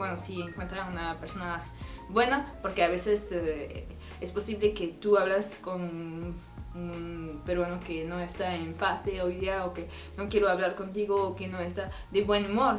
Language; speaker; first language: Spanish; non-native, learner; French